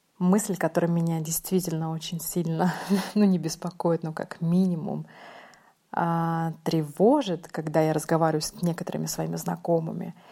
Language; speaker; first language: Russian; native; Russian